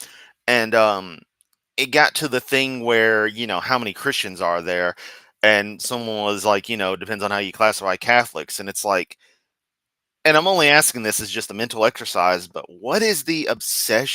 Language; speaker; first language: English; native; English